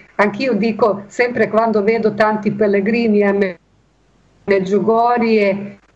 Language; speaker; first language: Italian; non-native, fluent; Bosnian